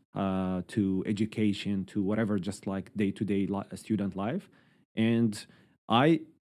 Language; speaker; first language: English; non-native, fluent; Arabic